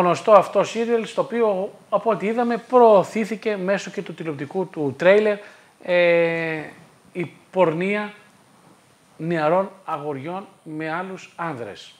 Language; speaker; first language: Greek; native; Greek